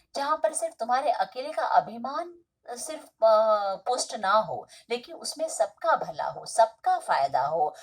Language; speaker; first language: Hindi; non-native, local second language; Marathi